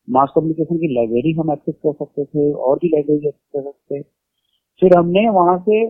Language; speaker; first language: Hindi; native; Hindi